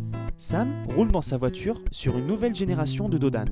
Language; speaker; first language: French; native; French